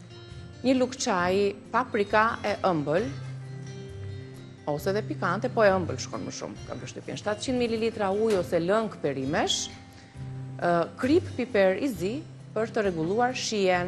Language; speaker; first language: Albanian; native; Albanian